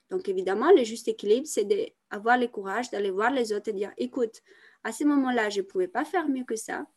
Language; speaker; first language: French; non-native, fluent; Italian